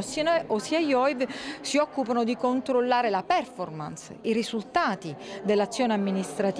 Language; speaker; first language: Italian; native; Italian